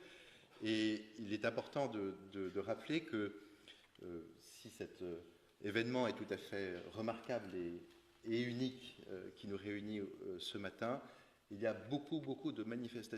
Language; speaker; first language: French; native; French